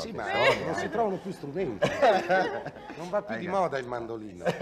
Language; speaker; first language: Italian; native; Italian